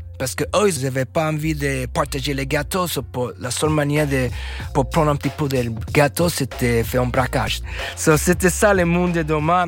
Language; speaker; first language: French; non-native, fluent; English